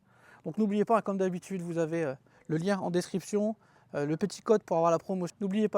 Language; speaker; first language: French; native; French